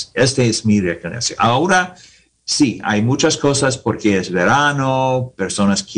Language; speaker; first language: Spanish; non-native, learner; English